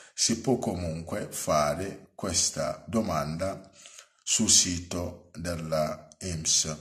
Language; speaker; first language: Italian; non-native, fluent; Akan